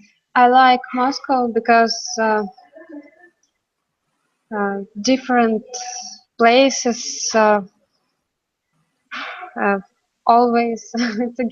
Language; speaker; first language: English; non-native, learner; Russian